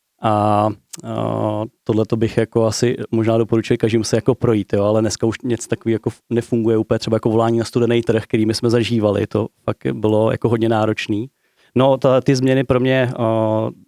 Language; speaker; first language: Czech; native; Czech